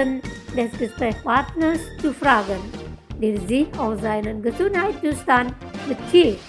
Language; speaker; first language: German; non-native, fluent; Indonesian